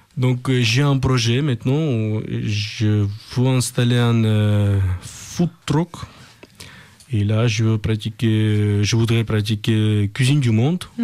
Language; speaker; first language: French; non-native, learner; Russian